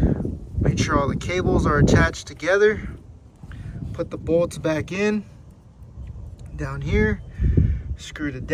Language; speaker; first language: English; native; English